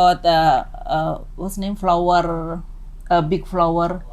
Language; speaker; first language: English; non-native, learner; Indonesian